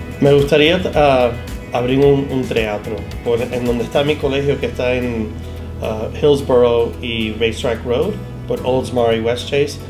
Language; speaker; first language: Spanish; early bilingual, heritage; Spanish